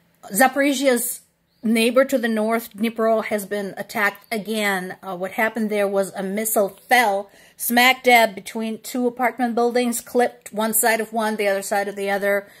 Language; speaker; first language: English; non-native, fluent; Russian